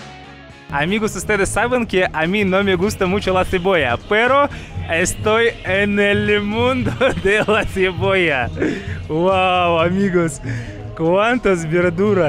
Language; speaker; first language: Spanish; non-native, fluent; Russian